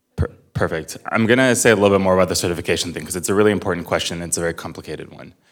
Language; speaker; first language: English; native; English